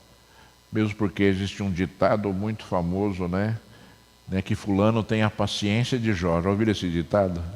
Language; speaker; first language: Portuguese; native; Portuguese